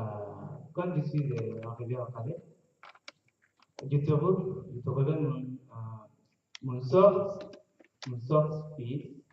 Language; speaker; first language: French; non-native, learner; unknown